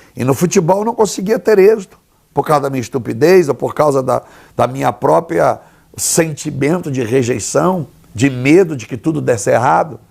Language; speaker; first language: Portuguese; native; Portuguese